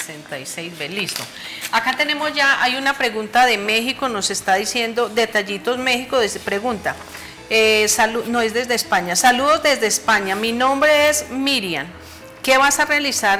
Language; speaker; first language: Spanish; native; Spanish